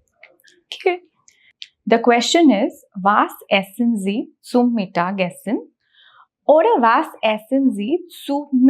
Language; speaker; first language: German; non-native, fluent; English